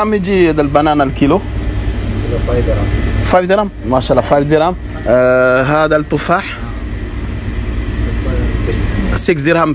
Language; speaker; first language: Arabic; non-native, learner; French